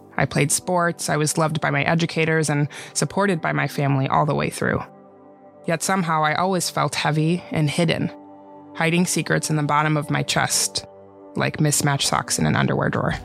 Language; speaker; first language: English; early bilingual, other home language; Swedish